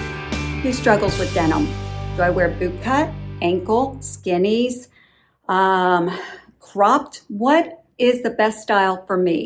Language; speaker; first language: English; native; English